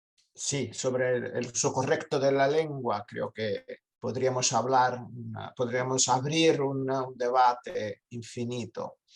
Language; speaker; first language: Spanish; non-native, fluent; Italian